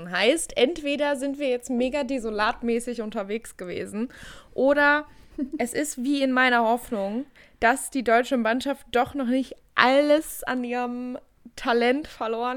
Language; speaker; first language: German; native; German